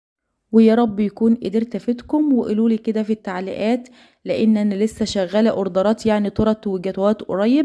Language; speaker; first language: Arabic; native; Arabic